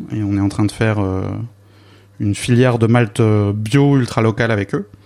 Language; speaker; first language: French; native; French